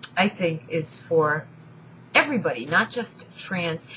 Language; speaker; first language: English; native; English